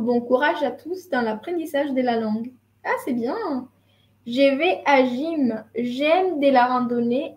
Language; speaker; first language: French; non-native, fluent; Spanish